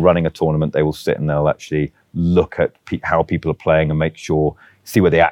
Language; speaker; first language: English; native; English